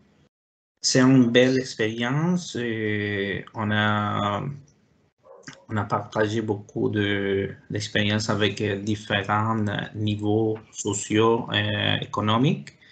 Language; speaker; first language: French; non-native, learner; Spanish